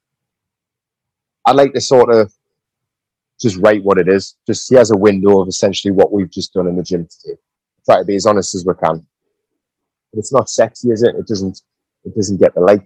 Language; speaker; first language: English; native; English